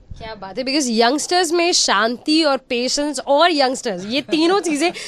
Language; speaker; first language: Hindi; native; Hindi